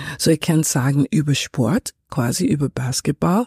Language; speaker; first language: German; non-native, fluent; English